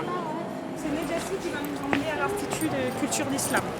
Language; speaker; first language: French; native; French